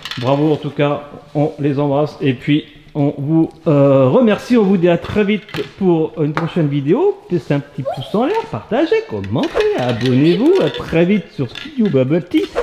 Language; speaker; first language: French; native; French